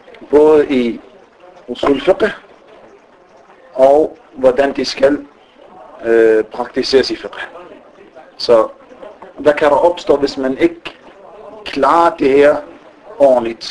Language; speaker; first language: Danish; early bilingual, other home language; Arabic